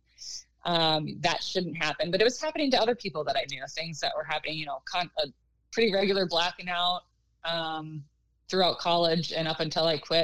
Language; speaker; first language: English; native; English